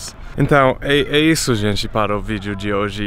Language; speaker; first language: Portuguese; non-native, fluent; English